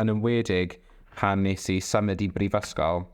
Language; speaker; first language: Welsh; non-native, local second language; English